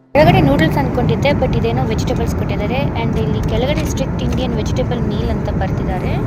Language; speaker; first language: Kannada; native; Kannada